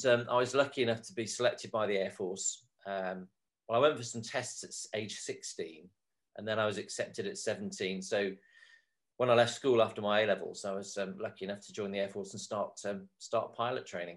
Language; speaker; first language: English; native; English